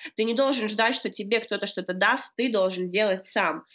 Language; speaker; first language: Russian; native; Russian